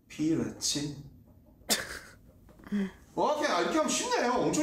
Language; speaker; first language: Korean; native; Korean